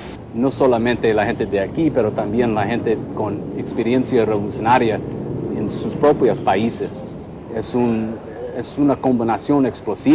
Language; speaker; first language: Spanish; non-native, fluent; English